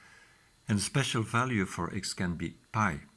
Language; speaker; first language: English; non-native, fluent; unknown